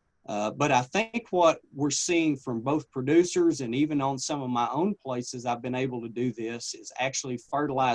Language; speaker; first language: English; native; English